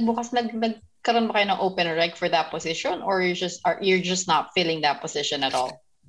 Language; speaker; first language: English; non-native, local second language; Filipino